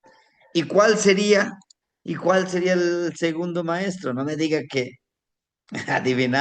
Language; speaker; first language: Spanish; native; Spanish